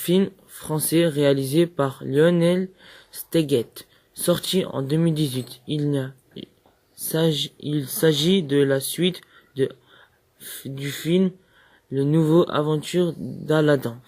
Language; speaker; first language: French; native; French